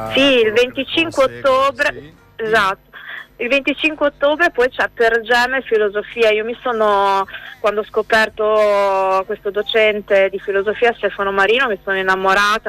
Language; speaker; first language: Italian; native; Italian